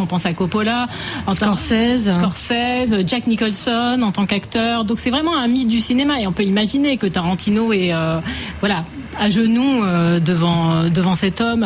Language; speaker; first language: French; native; French